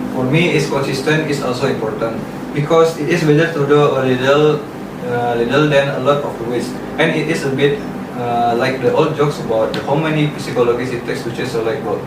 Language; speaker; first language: English; non-native, learner; Indonesian